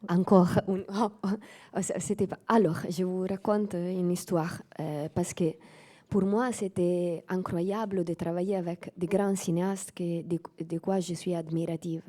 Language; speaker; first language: French; non-native, fluent; Italian